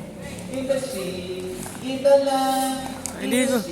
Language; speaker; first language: English; non-native, fluent; Filipino